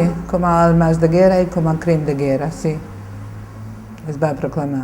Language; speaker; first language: Catalan; non-native, fluent; Bosnian